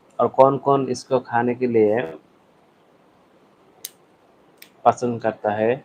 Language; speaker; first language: Hindi; non-native, learner; Bangla